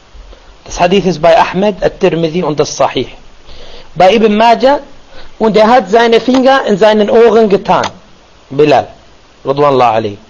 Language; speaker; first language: German; non-native, fluent; Arabic